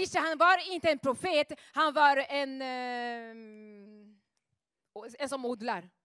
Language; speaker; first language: Swedish; non-native, fluent; Rundi